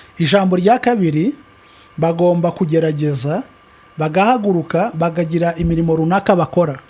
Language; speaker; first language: Kinyarwanda; native; Kinyarwanda